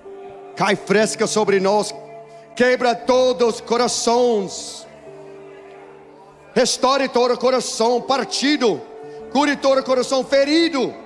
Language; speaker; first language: Portuguese; non-native, learner; English